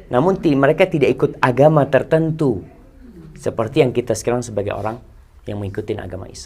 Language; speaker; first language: Indonesian; native; Indonesian